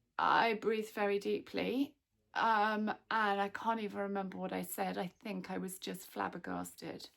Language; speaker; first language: English; native; English